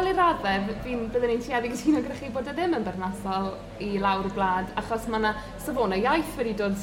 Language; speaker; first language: Welsh; native; Welsh